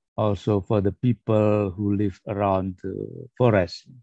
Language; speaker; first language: English; non-native, fluent; Indonesian